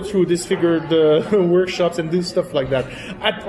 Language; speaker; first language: English; non-native, fluent; French